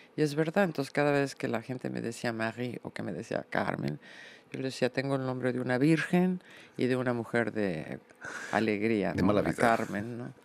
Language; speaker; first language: Spanish; native; Spanish